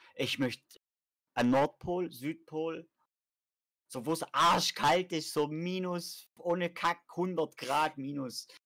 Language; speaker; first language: German; native; German